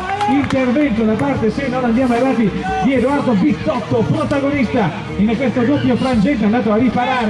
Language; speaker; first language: Italian; native; Italian